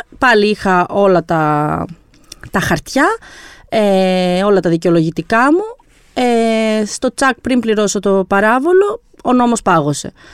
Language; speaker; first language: Greek; early bilingual, other home language; Albanian